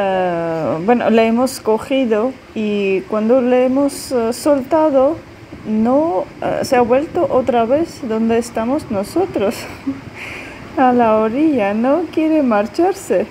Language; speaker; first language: Spanish; non-native, fluent; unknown